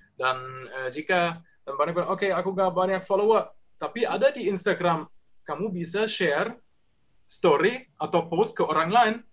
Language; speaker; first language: Indonesian; non-native, learner; German